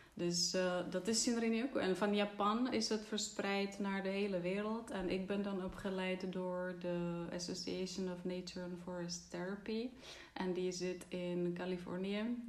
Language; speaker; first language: Dutch; non-native, fluent; Czech